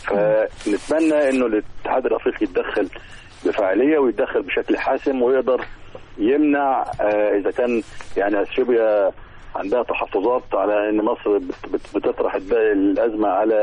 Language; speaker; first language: Arabic; native; Arabic